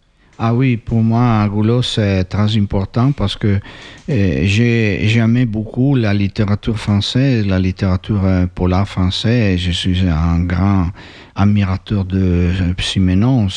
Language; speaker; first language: French; non-native, learner; Italian